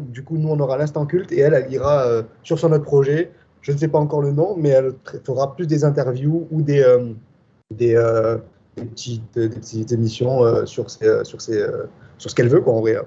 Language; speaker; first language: French; native; French